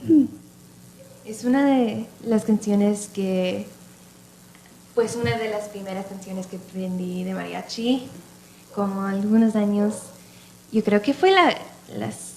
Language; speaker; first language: Spanish; early bilingual, other home language; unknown